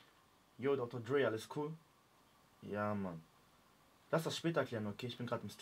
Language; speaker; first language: German; native; German